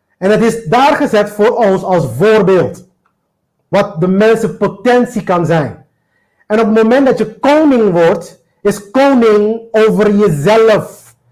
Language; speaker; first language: Dutch; non-native, local second language; Papiamento